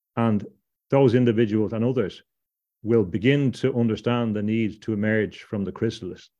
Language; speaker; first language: English; native; English